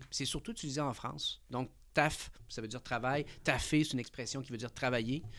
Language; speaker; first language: French; early bilingual, other home language; Spanish